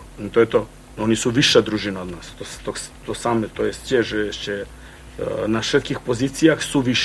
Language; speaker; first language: Polish; non-native, fluent; Croatian